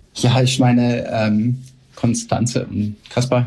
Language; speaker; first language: German; non-native, fluent; English